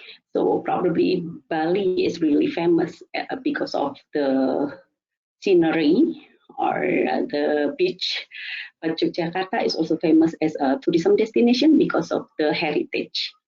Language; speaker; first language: English; non-native, fluent; Indonesian